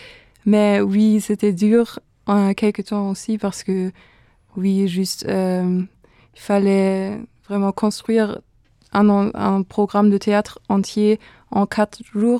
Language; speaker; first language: French; non-native, fluent; German